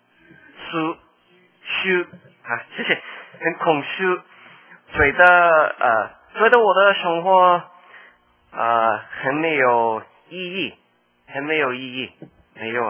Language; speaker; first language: Chinese; non-native, learner; English